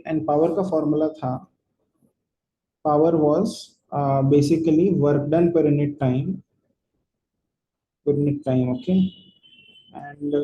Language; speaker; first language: English; non-native, local second language; Hindi